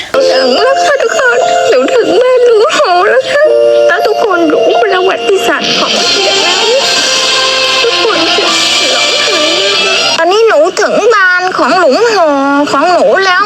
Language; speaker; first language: Thai; non-native, learner; Vietnamese